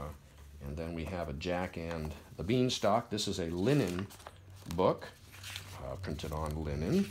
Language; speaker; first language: English; native; English